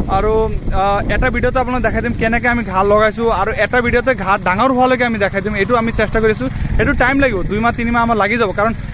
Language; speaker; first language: Assamese; non-native, local second language; Bangla